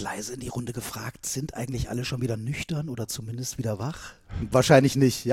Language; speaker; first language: German; native; German